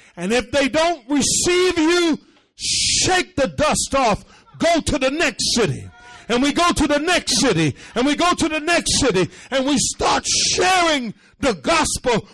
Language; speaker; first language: English; early bilingual, other home language; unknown